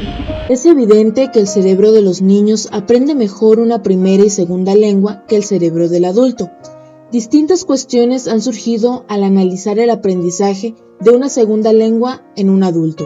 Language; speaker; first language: Spanish; native; Spanish